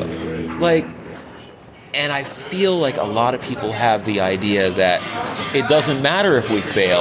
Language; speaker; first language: English; native; English